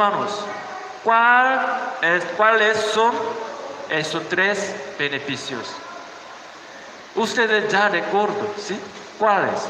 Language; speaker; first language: Spanish; non-native, learner; Korean